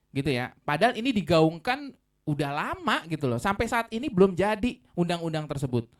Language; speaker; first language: Indonesian; native; Indonesian